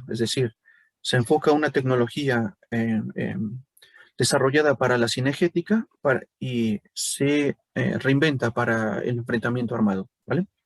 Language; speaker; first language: Spanish; native; Spanish